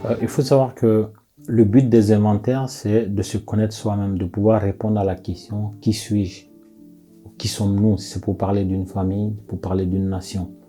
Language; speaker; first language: French; non-native, local second language; Bambara